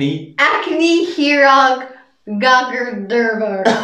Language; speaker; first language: Irish; non-native, learner; English